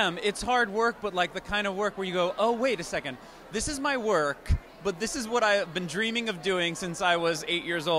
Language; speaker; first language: English; native; English